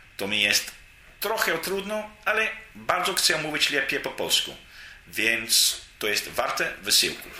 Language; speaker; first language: Polish; non-native, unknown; English